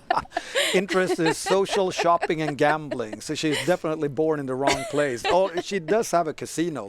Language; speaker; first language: English; non-native, fluent; Swedish